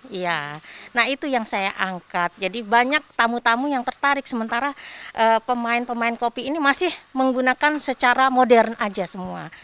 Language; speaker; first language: Indonesian; non-native, local second language; Sasak